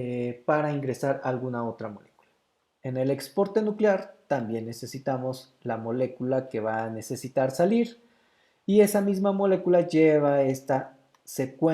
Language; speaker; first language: Spanish; native; Spanish